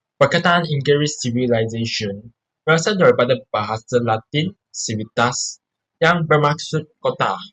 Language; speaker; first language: Malay; non-native, local second language; Chinese